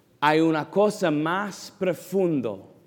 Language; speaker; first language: Spanish; non-native, learner; English